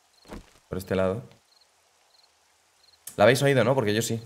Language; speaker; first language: Spanish; native; Spanish